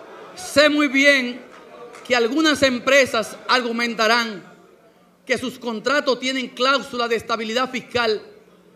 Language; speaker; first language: Spanish; native; Spanish